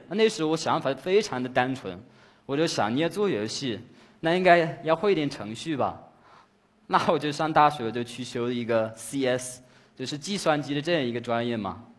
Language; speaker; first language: Chinese; non-native, fluent; English